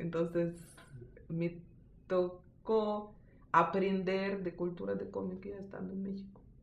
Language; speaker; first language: Spanish; non-native, fluent; Russian